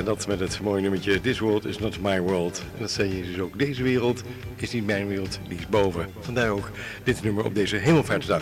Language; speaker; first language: Dutch; native; Dutch